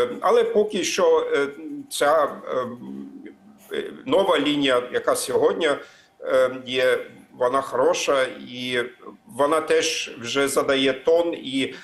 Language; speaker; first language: Ukrainian; non-native, fluent; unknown